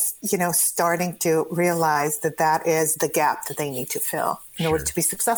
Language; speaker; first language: English; non-native, fluent; Croatian